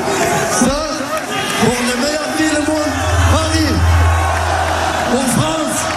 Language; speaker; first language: French; non-native, learner; Arabic